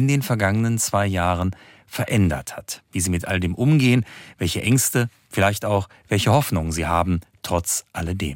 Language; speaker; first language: German; native; German